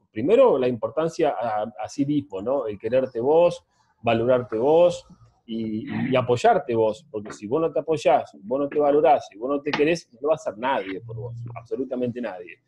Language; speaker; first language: Spanish; native; Spanish